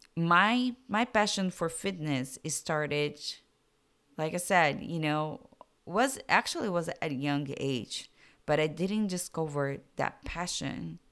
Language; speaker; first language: English; non-native, fluent; Portuguese